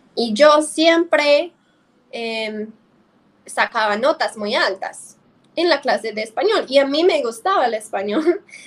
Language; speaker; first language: Spanish; non-native, fluent; English